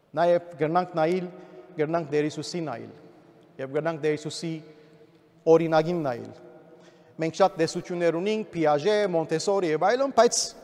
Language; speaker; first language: Armenian; early bilingual, heritage; Armenian